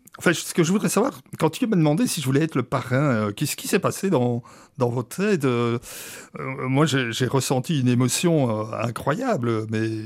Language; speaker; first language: French; native; French